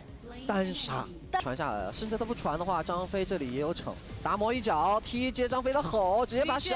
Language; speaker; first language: Chinese; native; Chinese